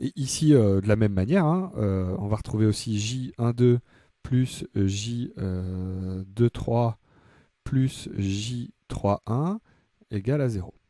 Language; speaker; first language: French; native; French